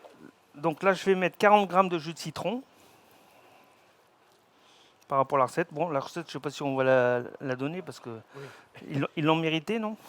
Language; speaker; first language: French; native; French